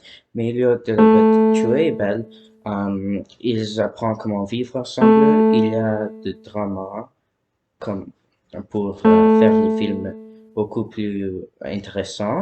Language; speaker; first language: French; non-native, learner; English